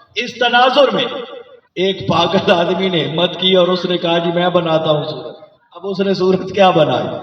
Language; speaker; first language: Urdu; non-native, local second language; Punjabi